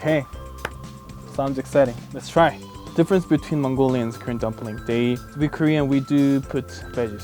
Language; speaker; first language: English; non-native, fluent; Korean